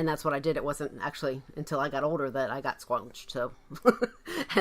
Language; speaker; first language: English; native; English